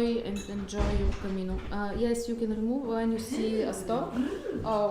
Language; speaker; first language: English; non-native, learner; Bulgarian